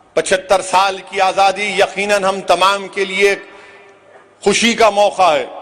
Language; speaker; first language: Urdu; native; Urdu